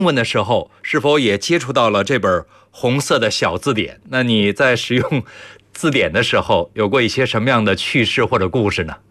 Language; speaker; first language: Chinese; native; Chinese